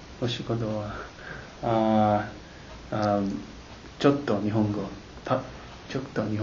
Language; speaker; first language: Japanese; non-native, learner; Chinese